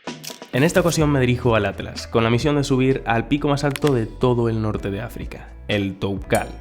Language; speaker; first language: Spanish; native; Spanish